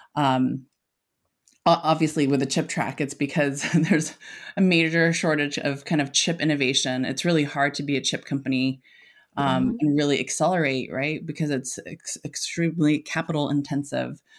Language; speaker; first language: English; native; English